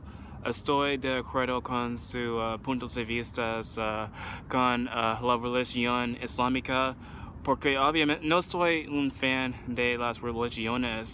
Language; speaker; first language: Spanish; non-native, learner; English